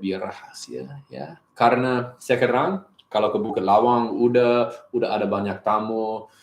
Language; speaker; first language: Indonesian; non-native, learner; English